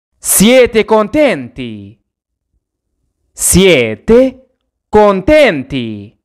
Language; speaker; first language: Italian; non-native, learner; Arabic